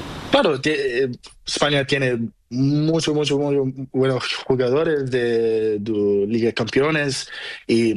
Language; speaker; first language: Spanish; non-native, learner; Portuguese